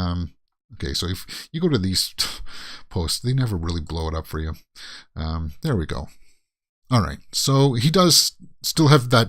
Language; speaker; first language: English; native; English